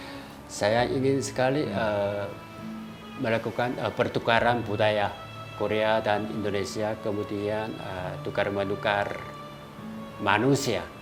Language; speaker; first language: Indonesian; non-native, fluent; Korean